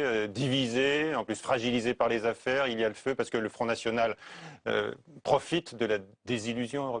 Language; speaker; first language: French; native; French